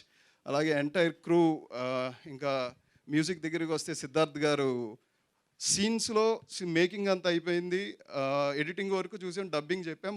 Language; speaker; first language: Telugu; native; Telugu